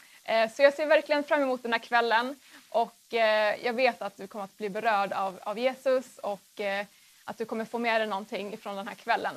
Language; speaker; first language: Swedish; native; Swedish